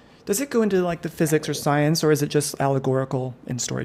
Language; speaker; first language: English; native; English